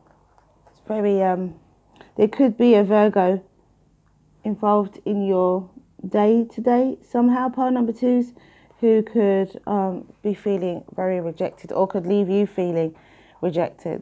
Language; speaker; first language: English; native; English